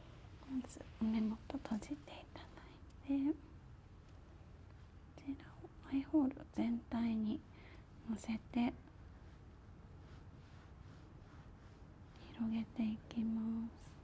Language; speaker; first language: Japanese; native; Japanese